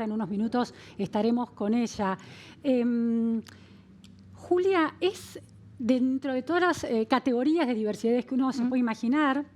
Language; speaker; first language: Spanish; native; Spanish